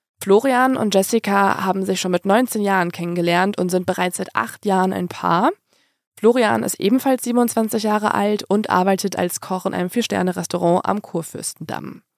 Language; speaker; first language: German; native; German